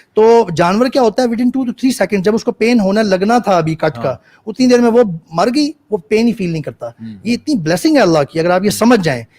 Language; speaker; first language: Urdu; native; Urdu